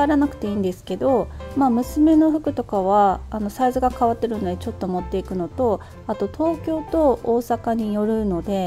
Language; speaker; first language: Japanese; native; Japanese